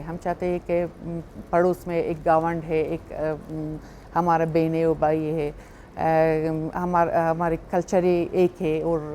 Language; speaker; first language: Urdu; non-native, fluent; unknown